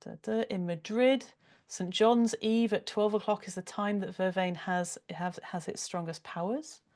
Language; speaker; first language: English; native; English